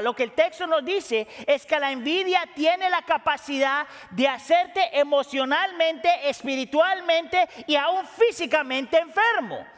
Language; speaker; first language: Spanish; native; Spanish